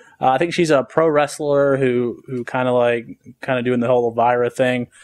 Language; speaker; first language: English; native; English